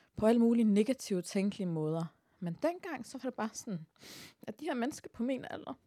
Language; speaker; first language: Danish; early bilingual, other home language; Arabic